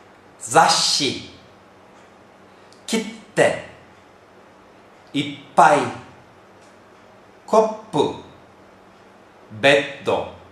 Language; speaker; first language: Japanese; non-native, fluent; Turkish